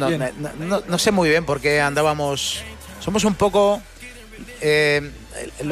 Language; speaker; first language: Spanish; native; Spanish